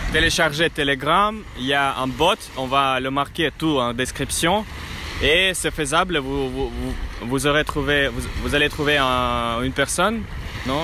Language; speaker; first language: French; non-native, fluent; Russian